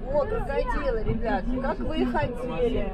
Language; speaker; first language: Russian; native; Russian